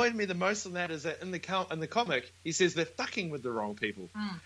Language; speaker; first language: English; native; English